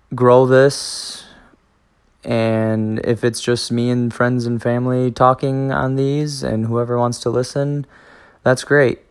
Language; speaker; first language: English; native; English